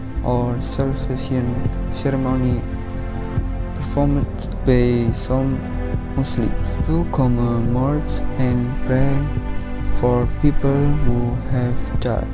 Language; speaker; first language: English; non-native, learner; Indonesian